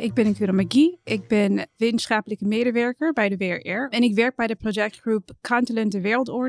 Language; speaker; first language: Dutch; non-native, fluent; English